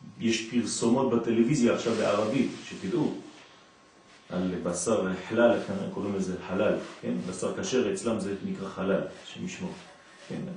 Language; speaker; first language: Hebrew; non-native, fluent; French